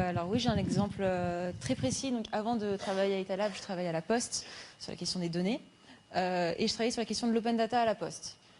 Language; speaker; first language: French; native; French